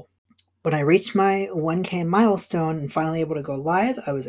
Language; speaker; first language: English; native; English